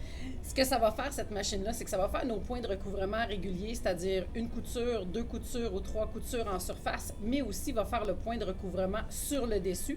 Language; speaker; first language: French; native; French